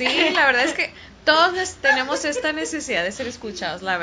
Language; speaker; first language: Spanish; native; Spanish